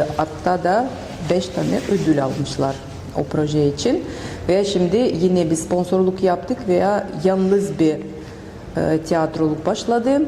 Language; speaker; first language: Turkish; non-native, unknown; Russian